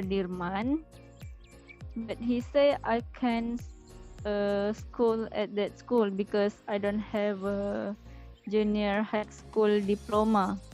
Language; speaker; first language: English; non-native, learner; Indonesian